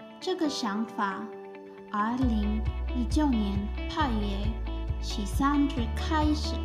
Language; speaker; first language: Chinese; non-native, learner; Spanish